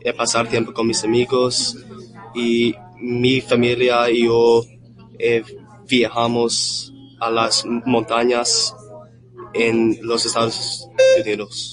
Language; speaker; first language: Spanish; non-native, learner; English